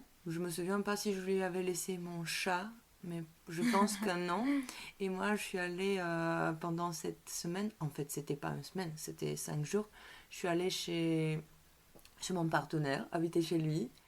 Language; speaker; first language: French; non-native, fluent; Bulgarian